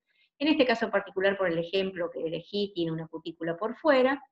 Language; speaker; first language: Spanish; native; Spanish